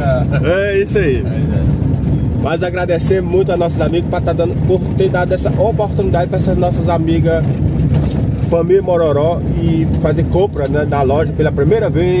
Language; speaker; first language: Portuguese; native; Portuguese